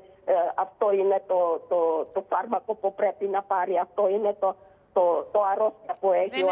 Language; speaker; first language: Greek; non-native, learner; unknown